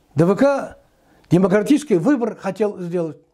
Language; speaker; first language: Russian; non-native, local second language; Kazakh